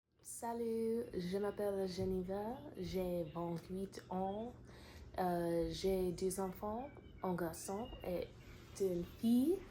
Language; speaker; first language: French; non-native, learner; English